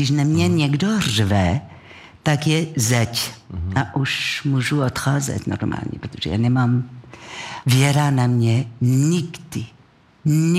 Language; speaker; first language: Czech; non-native, fluent; French